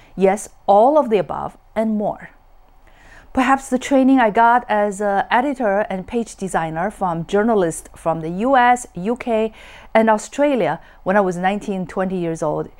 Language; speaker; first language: English; non-native, fluent; Chinese